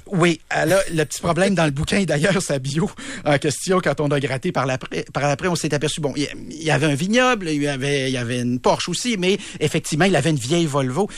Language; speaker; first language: French; native; French